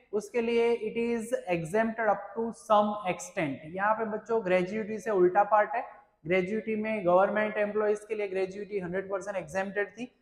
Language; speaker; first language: Hindi; non-native, local second language; Gujarati